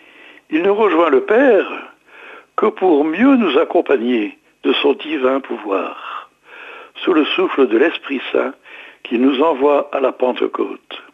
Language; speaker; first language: French; native; French